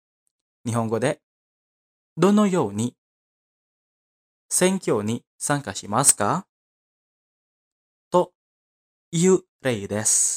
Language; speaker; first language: Japanese; non-native, fluent; Indonesian